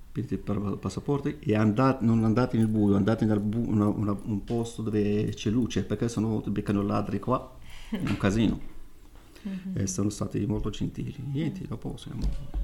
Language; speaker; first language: Italian; non-native, fluent; Arabic